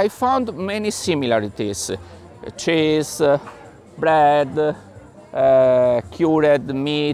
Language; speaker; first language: English; non-native, learner; Italian